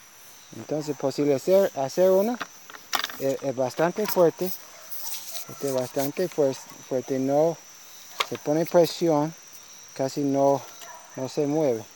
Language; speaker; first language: Spanish; non-native, learner; English